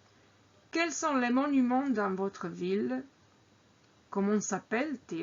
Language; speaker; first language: French; non-native, fluent; Croatian